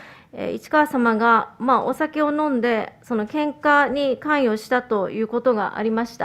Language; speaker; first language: Japanese; native; Japanese